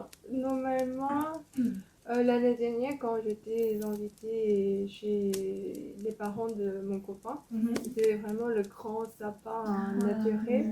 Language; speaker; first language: French; non-native, fluent; Korean